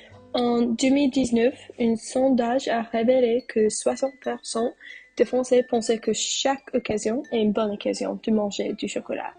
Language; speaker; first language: French; non-native, learner; English